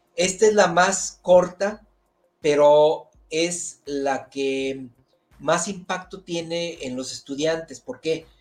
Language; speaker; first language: Spanish; native; Spanish